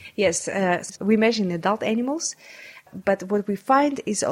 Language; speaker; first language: English; non-native, fluent; Russian